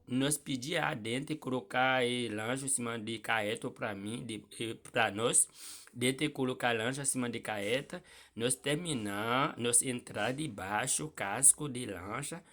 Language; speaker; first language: Portuguese; non-native, learner; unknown